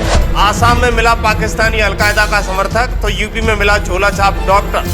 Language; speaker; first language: Hindi; native; Hindi